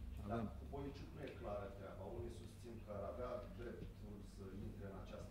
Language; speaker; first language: Romanian; native; Romanian